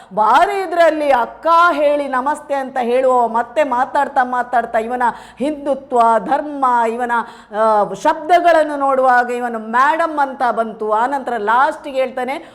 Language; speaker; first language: Kannada; native; Kannada